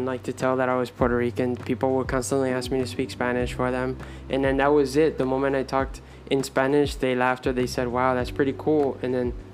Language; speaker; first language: English; early bilingual, other home language; Spanish